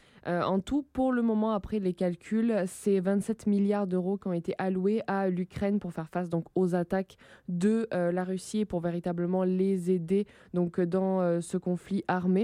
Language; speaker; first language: French; native; French